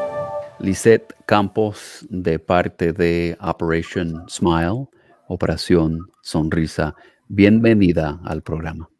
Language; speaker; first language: Spanish; non-native, fluent; English